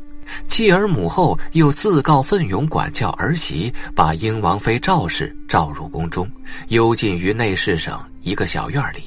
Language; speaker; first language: Chinese; native; Chinese